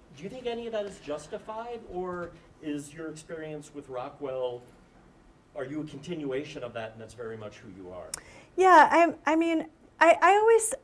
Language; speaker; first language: English; native; English